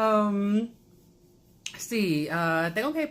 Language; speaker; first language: Spanish; non-native, learner; English